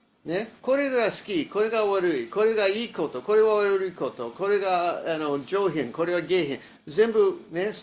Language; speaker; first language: Japanese; non-native, learner; English